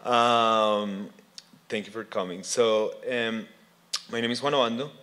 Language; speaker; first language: English; non-native, fluent; Spanish